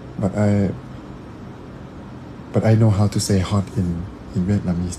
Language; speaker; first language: English; non-native, learner; Thai